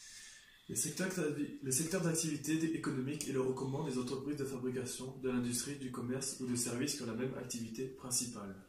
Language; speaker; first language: French; native; French